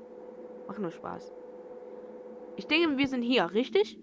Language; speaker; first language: German; non-native, learner; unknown